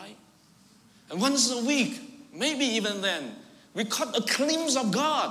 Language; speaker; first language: English; non-native, fluent; Vietnamese